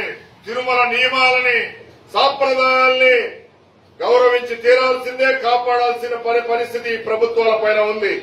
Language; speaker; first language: Telugu; native; Telugu